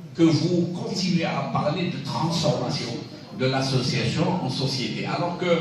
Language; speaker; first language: French; non-native, local second language; Arabic